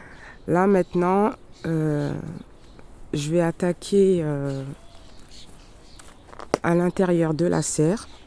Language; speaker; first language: French; native; French